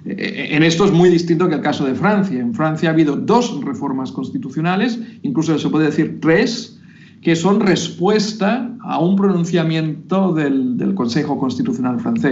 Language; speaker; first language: Spanish; native; Spanish